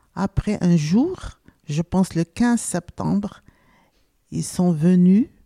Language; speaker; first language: French; non-native, local second language; Arabic